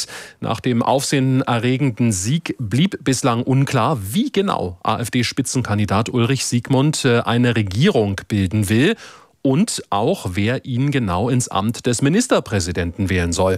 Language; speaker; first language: German; native; German